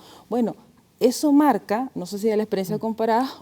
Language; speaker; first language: Spanish; native; Spanish